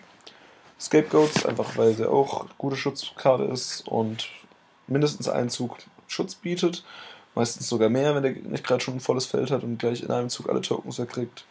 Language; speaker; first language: German; native; German